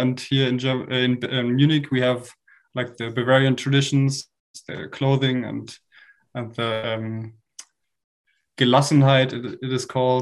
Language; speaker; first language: English; non-native, fluent; German